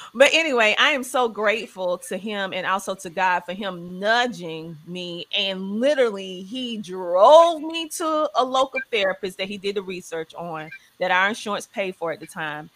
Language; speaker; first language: English; native; English